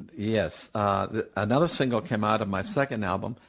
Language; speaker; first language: English; native; English